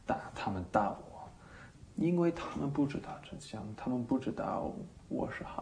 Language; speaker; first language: Chinese; non-native, learner; English